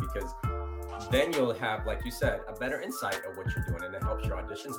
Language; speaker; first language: English; early bilingual, other home language; Italian